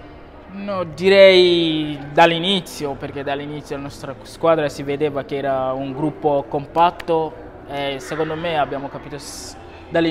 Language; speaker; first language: Italian; non-native, learner; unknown